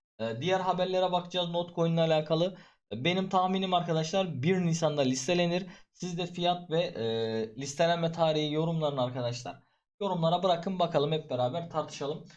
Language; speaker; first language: Turkish; native; Turkish